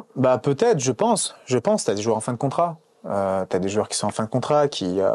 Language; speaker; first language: French; native; French